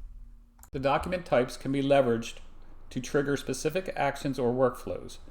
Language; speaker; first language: English; native; English